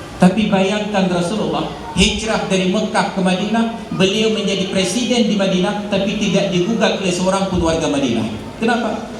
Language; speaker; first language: Malay; non-native, local second language; Achinese